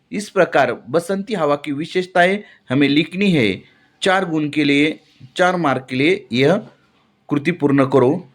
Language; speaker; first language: Hindi; non-native, local second language; Marathi